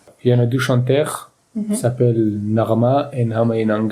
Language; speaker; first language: French; non-native, learner; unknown